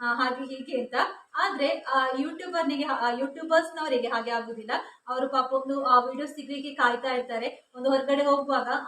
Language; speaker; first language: Kannada; non-native, local second language; Tulu